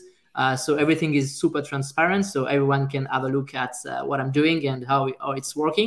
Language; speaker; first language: English; non-native, fluent; French